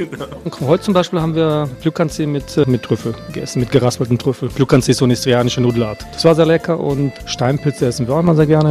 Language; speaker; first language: German; early bilingual, other home language; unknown